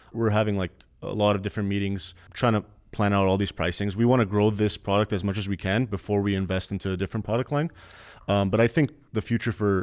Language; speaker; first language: English; native; English